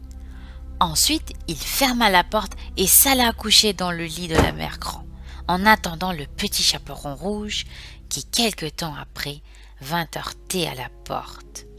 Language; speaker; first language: French; native; French